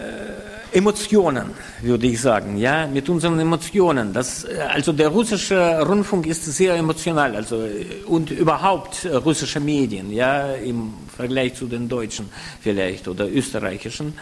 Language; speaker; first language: German; non-native, fluent; Russian